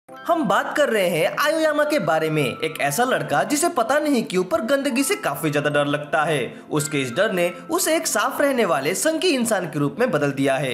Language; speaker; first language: Hindi; native; Hindi